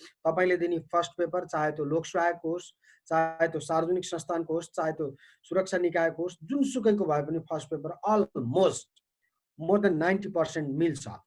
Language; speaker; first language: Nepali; native; Nepali